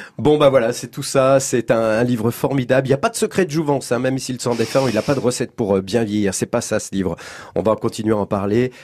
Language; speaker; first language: French; native; French